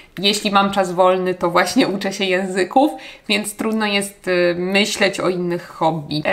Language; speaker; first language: Polish; native; Polish